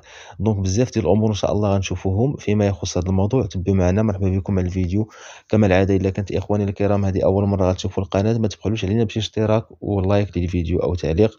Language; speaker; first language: Arabic; native; Arabic